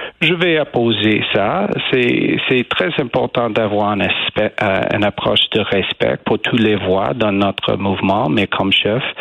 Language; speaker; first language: French; non-native, learner; English